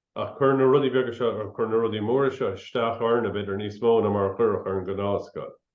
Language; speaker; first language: Irish; non-native, local second language; English